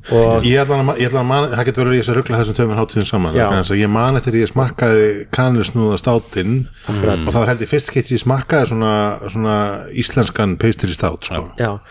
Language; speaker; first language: Icelandic; native; Icelandic